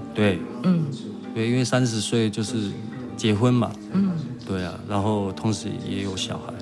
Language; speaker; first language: Chinese; native; Chinese